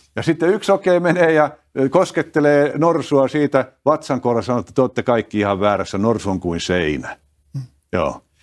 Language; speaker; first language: Finnish; native; Finnish